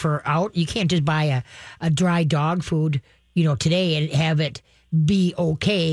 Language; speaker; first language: English; native; English